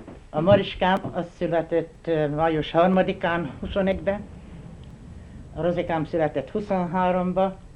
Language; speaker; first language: Hungarian; early bilingual, heritage; Hungarian